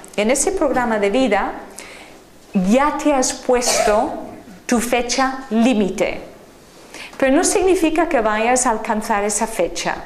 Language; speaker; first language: Spanish; non-native, fluent; English